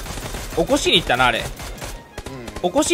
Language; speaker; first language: Japanese; native; Japanese